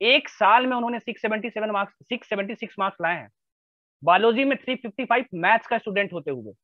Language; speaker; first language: Hindi; native; Hindi